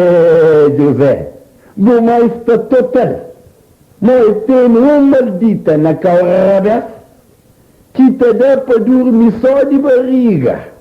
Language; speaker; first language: Portuguese; non-native, local second language; Kabuverdianu